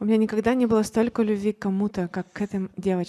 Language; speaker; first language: Russian; native; Russian